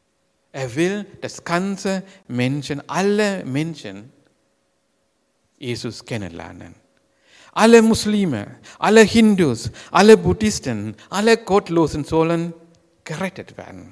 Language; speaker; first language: German; non-native, learner; Sinhala